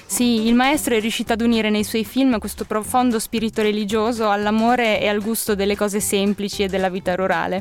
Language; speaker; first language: Italian; native; Italian